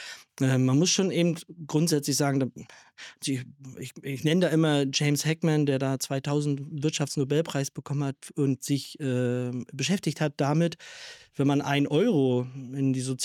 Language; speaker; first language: German; native; German